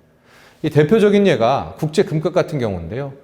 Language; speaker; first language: Korean; native; Korean